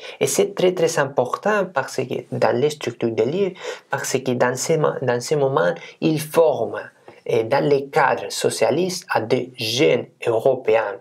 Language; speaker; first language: French; non-native, fluent; Spanish